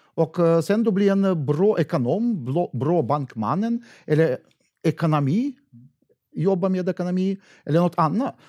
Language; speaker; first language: Swedish; non-native, fluent; Russian